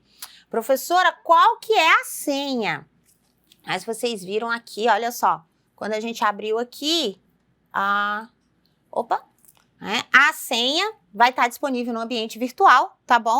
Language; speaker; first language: Portuguese; native; Portuguese